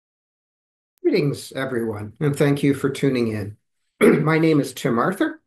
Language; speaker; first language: English; native; English